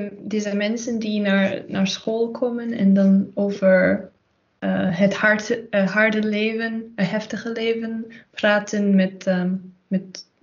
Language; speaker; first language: Dutch; non-native, learner; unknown